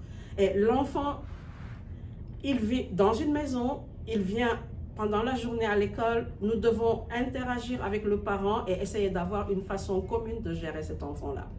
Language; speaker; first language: French; non-native, local second language; Wolof